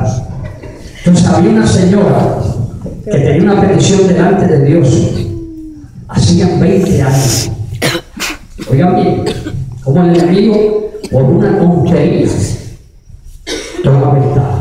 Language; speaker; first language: Spanish; native; Spanish